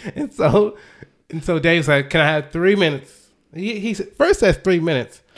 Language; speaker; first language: English; native; English